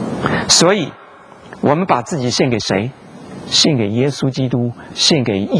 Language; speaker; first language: Chinese; native; Chinese